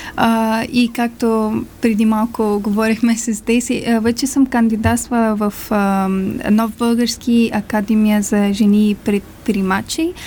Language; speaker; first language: Bulgarian; non-native, fluent; Persian